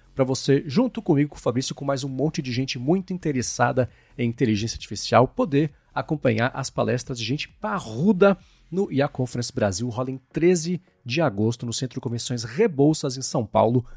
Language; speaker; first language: Portuguese; native; Portuguese